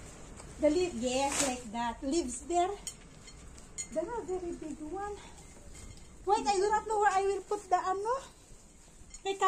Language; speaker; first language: English; non-native, learner; Filipino